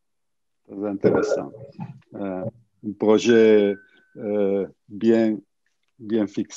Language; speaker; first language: French; non-native, learner; Italian